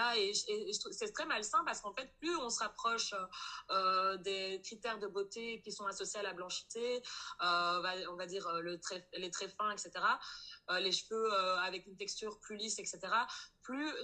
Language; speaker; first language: French; native; French